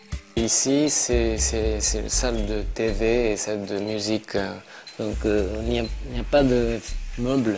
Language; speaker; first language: French; non-native, learner; Japanese